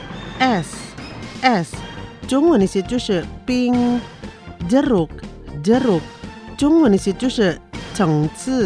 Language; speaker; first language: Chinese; early bilingual, heritage; Chinese